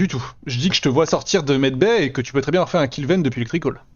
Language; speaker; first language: French; native; French